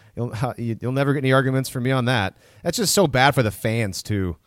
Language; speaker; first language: English; native; English